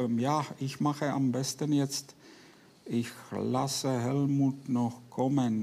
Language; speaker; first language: German; non-native, fluent; Czech